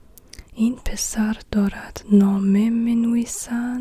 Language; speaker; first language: Persian; non-native, learner; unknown